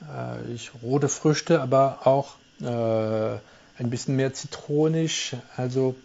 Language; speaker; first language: German; non-native, local second language; French